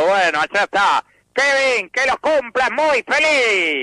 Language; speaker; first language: Spanish; native; Spanish